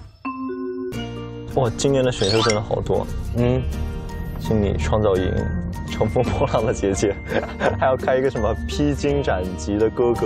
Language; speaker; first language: Chinese; native; Chinese